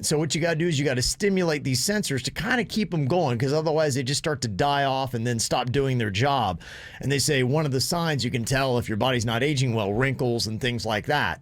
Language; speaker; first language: English; native; English